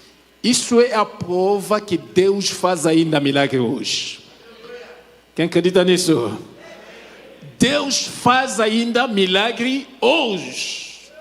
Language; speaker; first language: Portuguese; non-native, fluent; French